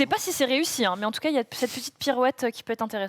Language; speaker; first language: French; native; French